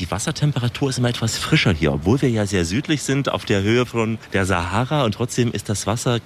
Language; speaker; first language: German; native; German